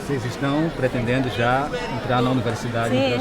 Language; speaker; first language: Portuguese; native; Portuguese